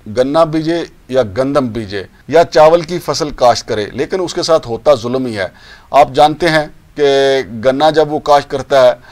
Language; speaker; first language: Urdu; non-native, local second language; Punjabi